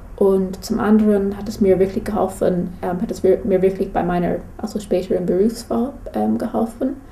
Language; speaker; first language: German; non-native, fluent; English